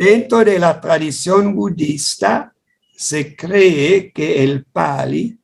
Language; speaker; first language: Spanish; non-native, fluent; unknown